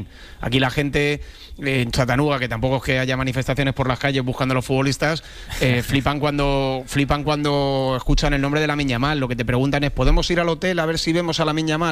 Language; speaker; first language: Spanish; native; Spanish